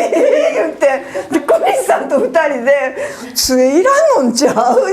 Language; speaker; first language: Japanese; native; Japanese